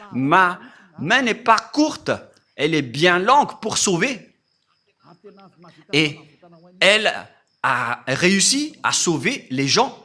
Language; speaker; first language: French; non-native, local second language; Malagasy